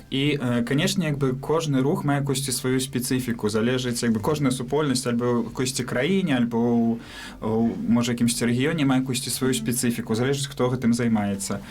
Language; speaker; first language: Belarusian; native; Belarusian